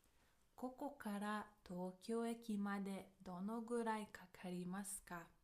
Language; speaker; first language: Japanese; non-native, fluent; English